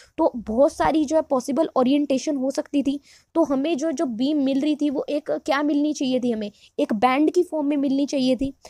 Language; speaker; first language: Hindi; non-native, local second language; Punjabi